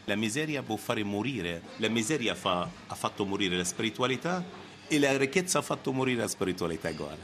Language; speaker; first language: Italian; non-native, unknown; Arabic